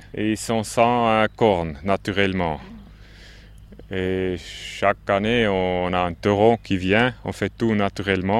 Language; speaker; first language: French; non-native, local second language; German